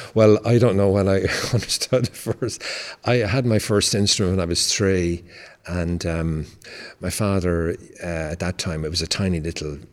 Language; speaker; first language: English; native; English